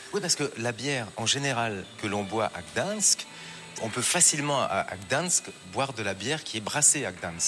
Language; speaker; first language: French; native; French